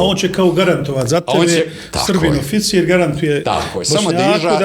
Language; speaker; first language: Bosnian; native; Bosnian